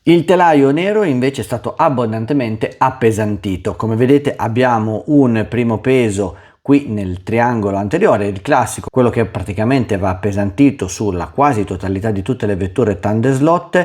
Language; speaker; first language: Italian; native; Italian